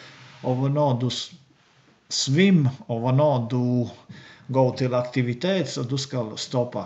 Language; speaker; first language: Swedish; non-native, learner; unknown